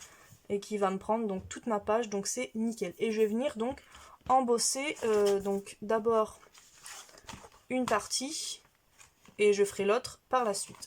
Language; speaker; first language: French; native; French